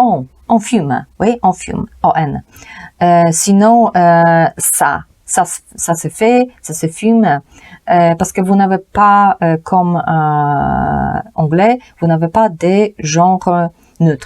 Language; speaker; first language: French; non-native, fluent; Polish